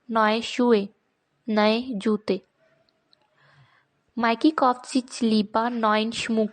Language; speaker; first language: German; non-native, fluent; Urdu